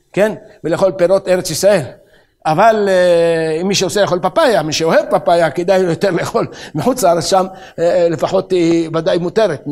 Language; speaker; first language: Hebrew; native; Hebrew